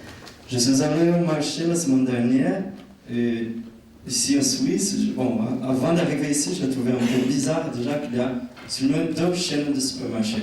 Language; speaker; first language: French; non-native, fluent; Portuguese